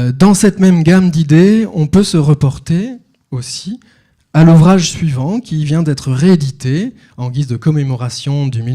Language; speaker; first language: French; native; French